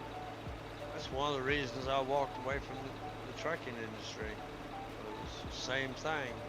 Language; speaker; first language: English; native; English